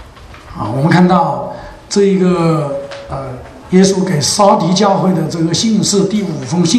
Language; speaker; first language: Chinese; native; Chinese